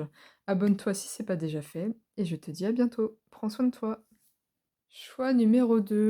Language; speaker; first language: French; native; French